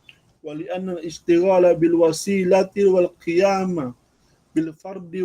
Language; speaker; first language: Arabic; non-native, fluent; Malay